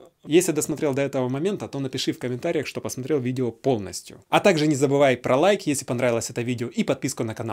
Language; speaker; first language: Russian; native; Russian